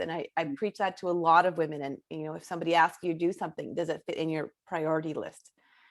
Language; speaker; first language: English; native; English